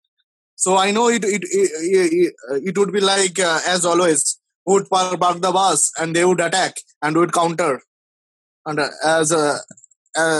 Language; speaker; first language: English; non-native, local second language; Bangla